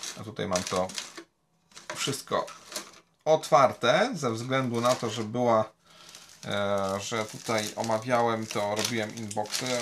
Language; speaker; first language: Polish; native; Polish